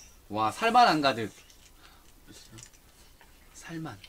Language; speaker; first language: Korean; native; Korean